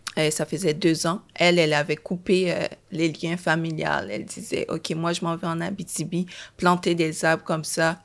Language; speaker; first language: French; early bilingual, other home language; Haitian Creole